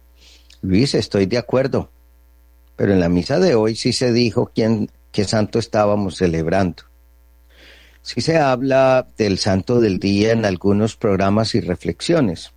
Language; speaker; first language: Spanish; native; Spanish